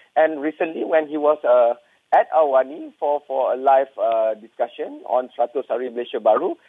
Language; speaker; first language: English; non-native, local second language; Malay